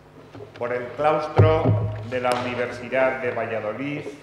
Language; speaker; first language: Spanish; native; Spanish